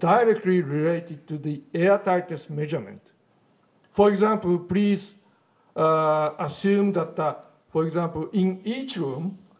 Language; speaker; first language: English; non-native, fluent; Japanese